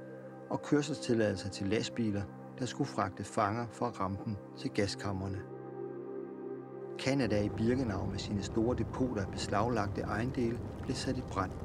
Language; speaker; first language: Danish; native; Danish